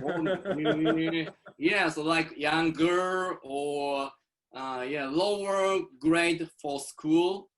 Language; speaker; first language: English; non-native, learner; Japanese